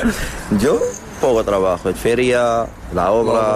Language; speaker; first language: Spanish; non-native, learner; Arabic